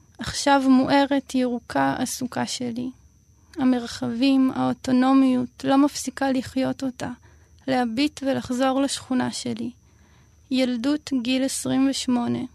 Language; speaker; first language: Hebrew; early bilingual, other home language; Russian